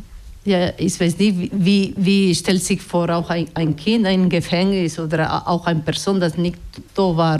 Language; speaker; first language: German; non-native, learner; Basque